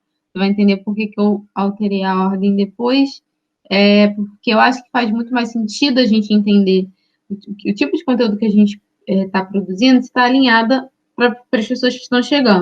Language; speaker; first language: Portuguese; native; Portuguese